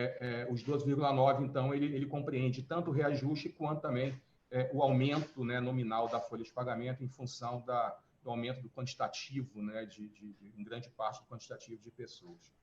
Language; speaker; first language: Portuguese; native; Portuguese